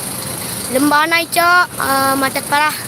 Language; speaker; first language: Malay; non-native, local second language; Minangkabau